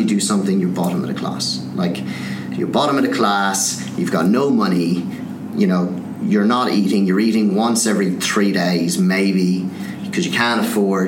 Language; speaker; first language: English; native; English